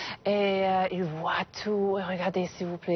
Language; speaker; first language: French; non-native, fluent; English